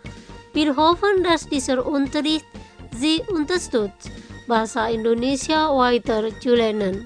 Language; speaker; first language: German; non-native, fluent; Indonesian